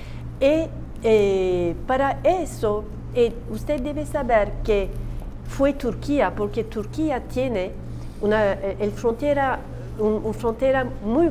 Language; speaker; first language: Spanish; non-native, learner; Turkish